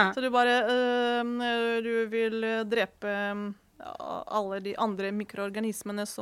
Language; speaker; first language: Norwegian; non-native, fluent; Ukrainian